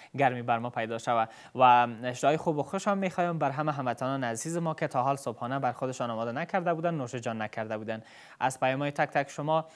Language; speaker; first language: Persian; native; Persian